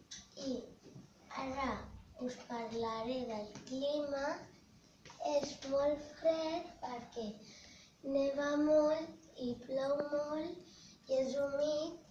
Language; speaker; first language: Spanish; non-native, local second language; Catalan